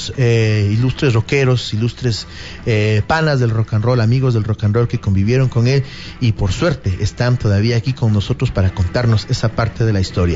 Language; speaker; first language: Spanish; native; Spanish